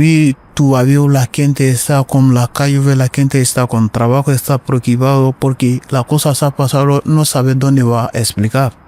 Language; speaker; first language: Spanish; non-native, learner; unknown